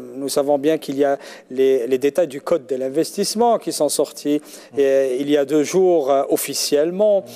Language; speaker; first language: French; non-native, local second language; Arabic